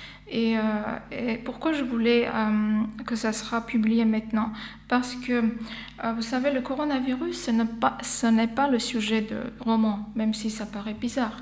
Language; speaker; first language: French; non-native, fluent; Armenian